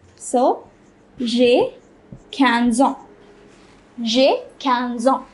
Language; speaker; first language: French; non-native, fluent; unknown